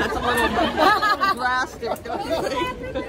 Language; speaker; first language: English; native; English